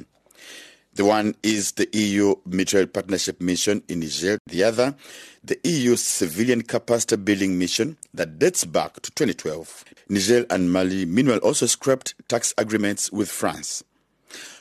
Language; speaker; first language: English; non-native, local second language; Kinyarwanda